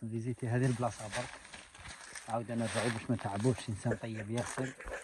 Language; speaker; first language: French; non-native, local second language; Arabic